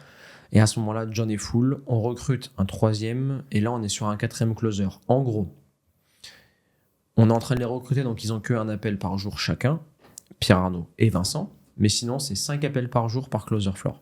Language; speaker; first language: French; native; French